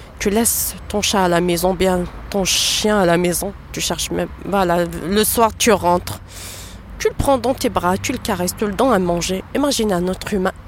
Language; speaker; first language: French; non-native, local second language; Arabic